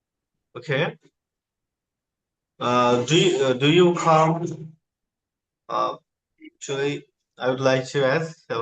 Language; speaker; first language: English; non-native, learner; Bangla